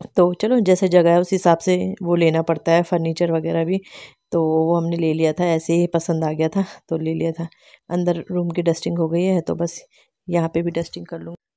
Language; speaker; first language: Hindi; native; Hindi